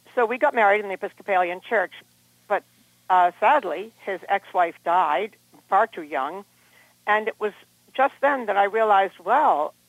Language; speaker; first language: English; native; English